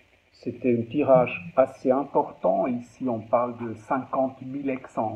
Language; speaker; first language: French; non-native, local second language; German